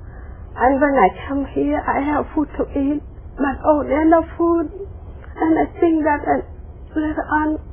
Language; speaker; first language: English; non-native, learner; Khmer